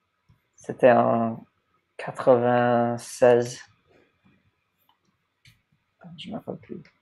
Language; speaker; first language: French; non-native, fluent; English